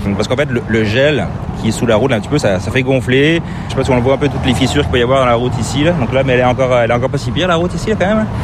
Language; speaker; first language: French; native; French